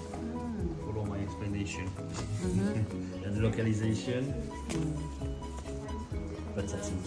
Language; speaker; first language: English; non-native, fluent; French